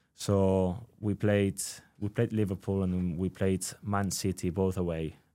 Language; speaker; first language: English; non-native, fluent; Spanish